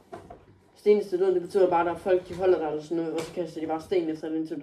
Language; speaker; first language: Danish; native; Danish